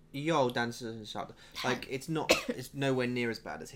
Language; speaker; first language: English; native; English